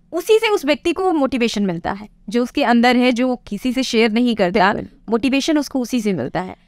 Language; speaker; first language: Hindi; native; Hindi